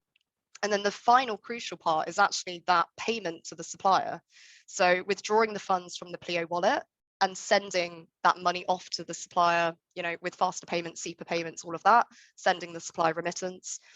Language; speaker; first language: English; native; English